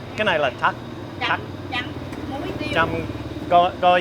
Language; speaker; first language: Vietnamese; non-native, learner; English